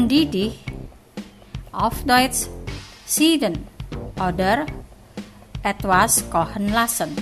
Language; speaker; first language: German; non-native, fluent; Indonesian